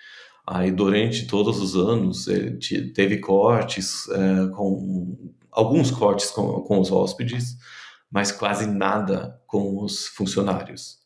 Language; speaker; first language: Portuguese; non-native, fluent; German